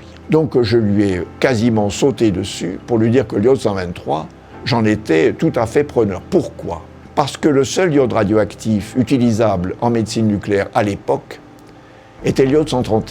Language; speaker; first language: French; native; French